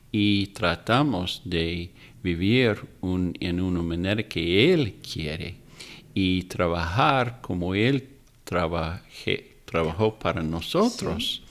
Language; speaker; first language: Spanish; non-native, fluent; English